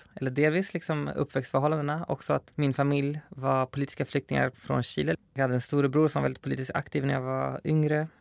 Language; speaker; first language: Swedish; early bilingual, other home language; Spanish